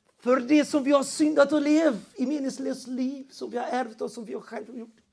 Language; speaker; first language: Swedish; non-native, fluent; Portuguese